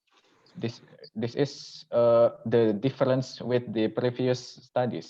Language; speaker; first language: English; non-native, local second language; Indonesian